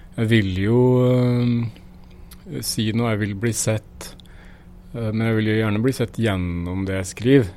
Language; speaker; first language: Norwegian; native; Norwegian